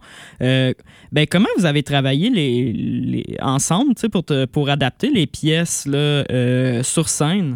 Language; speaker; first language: French; native; French